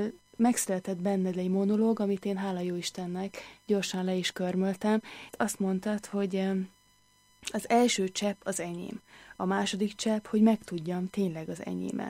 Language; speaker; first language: Hungarian; native; Hungarian